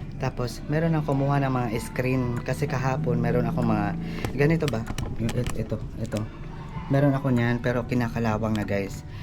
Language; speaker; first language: Filipino; non-native, local second language; Waray